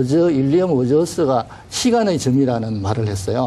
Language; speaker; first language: Korean; native; Korean